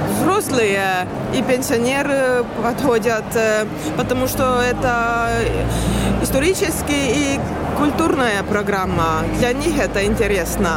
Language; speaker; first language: Russian; non-native, learner; Estonian